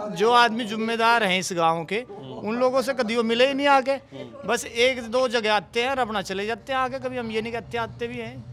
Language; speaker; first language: Hindi; native; Hindi